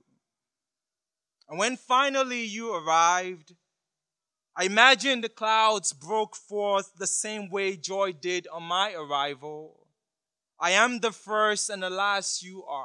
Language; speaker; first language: English; non-native, local second language; Yoruba